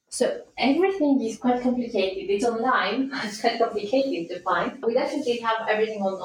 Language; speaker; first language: English; non-native, fluent; Greek